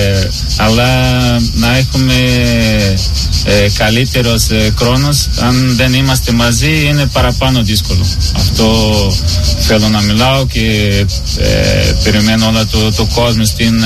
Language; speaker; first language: Greek; non-native, learner; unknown